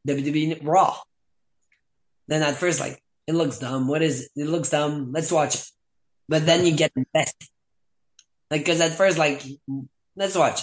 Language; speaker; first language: English; non-native, fluent; French